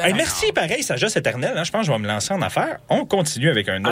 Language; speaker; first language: French; native; French